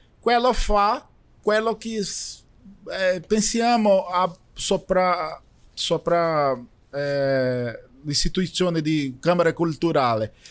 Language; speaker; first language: Italian; non-native, learner; Portuguese